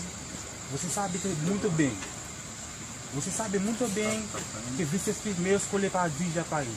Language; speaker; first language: Portuguese; non-native, fluent; Haitian Creole